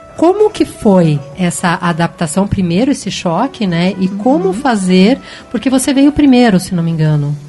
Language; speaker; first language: Portuguese; native; Portuguese